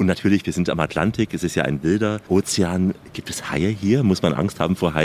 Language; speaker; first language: German; native; German